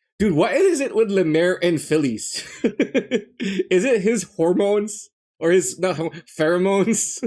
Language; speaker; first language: English; native; English